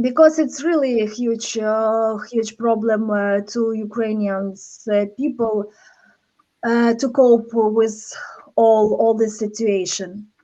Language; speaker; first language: English; non-native, learner; Ukrainian